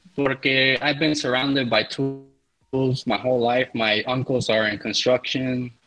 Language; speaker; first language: Spanish; early bilingual, heritage; Spanish